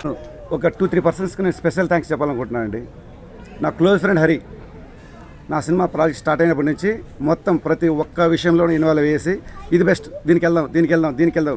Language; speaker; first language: Telugu; native; Telugu